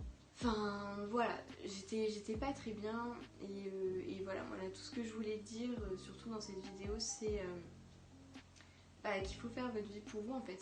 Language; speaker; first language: French; native; French